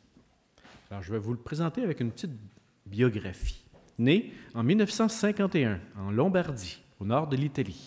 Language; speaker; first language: French; native; French